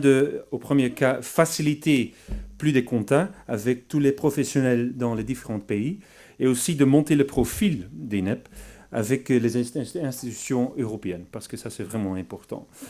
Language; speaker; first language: French; non-native, fluent; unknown